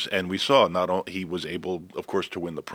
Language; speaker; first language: English; native; English